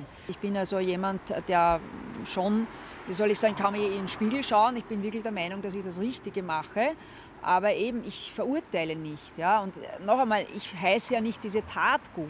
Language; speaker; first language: German; native; German